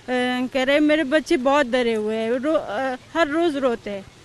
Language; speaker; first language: Hindi; non-native, learner; Persian